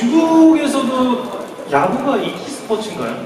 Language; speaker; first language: Korean; native; Korean